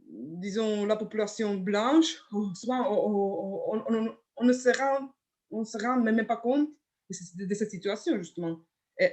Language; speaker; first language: French; non-native, fluent; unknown